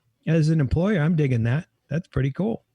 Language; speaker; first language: English; native; English